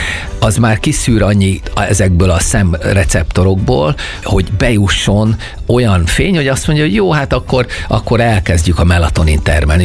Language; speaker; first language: Hungarian; native; Hungarian